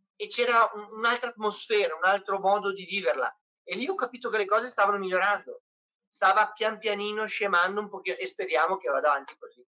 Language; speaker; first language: Italian; native; Italian